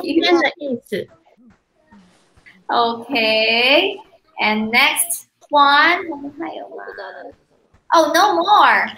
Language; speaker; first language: English; non-native, fluent; Chinese